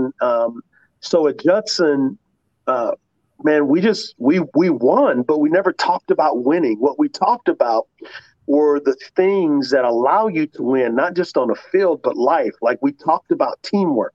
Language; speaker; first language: English; native; English